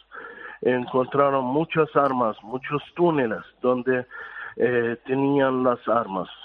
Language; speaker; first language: Spanish; non-native, fluent; Arabic